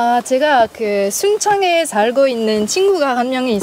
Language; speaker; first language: Korean; non-native, learner; French